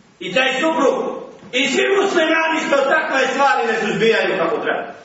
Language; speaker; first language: Bosnian; native; Bosnian